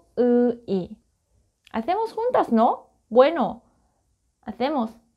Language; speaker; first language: Spanish; non-native, learner; Korean